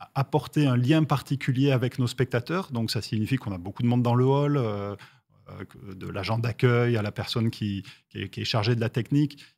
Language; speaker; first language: French; native; French